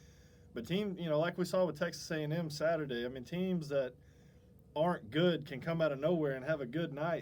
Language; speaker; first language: English; native; English